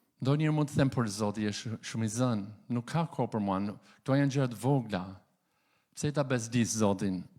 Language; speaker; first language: Albanian; non-native, fluent; English